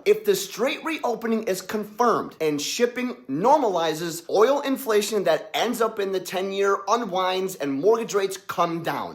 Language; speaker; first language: English; native; English